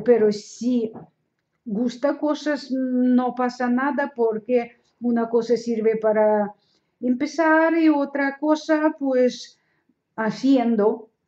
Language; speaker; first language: Spanish; non-native, learner; Russian